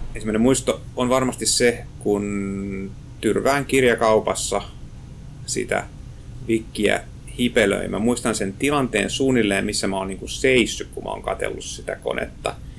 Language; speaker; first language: Finnish; native; Finnish